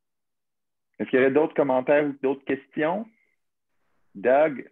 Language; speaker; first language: French; native; French